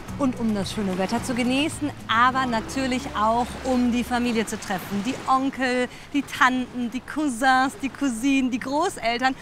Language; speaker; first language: German; early bilingual, other home language; Riffian